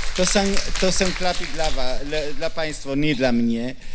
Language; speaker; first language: Polish; non-native, learner; Hebrew